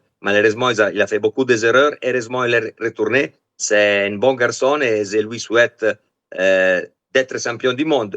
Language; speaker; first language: French; non-native, fluent; Italian